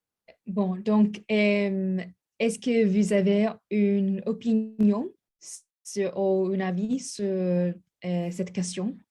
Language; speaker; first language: French; non-native, learner; English